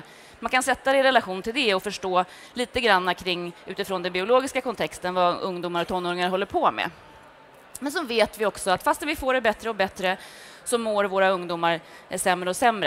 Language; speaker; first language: Swedish; native; Swedish